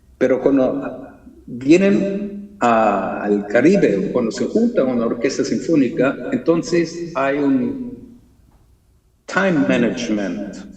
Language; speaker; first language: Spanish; early bilingual, heritage; German